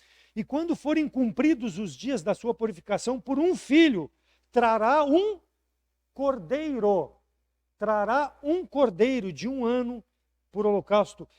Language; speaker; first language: Portuguese; native; Portuguese